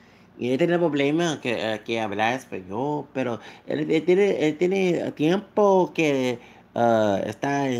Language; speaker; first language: Spanish; non-native, learner; English